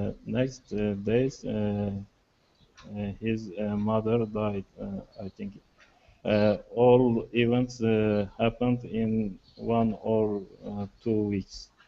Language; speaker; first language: English; non-native, learner; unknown